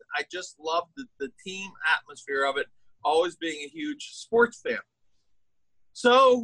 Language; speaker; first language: English; native; English